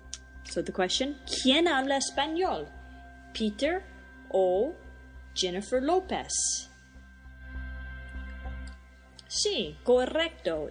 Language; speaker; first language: Spanish; non-native, fluent; English